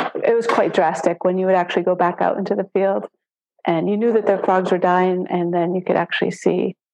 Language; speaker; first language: English; native; English